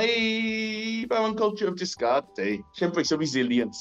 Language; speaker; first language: Filipino; non-native, learner; English